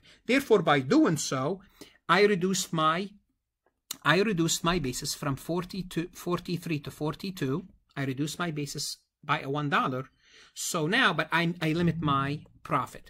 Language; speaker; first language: English; non-native, fluent; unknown